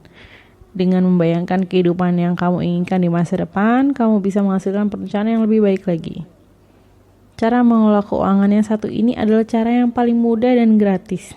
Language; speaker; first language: Indonesian; native; Indonesian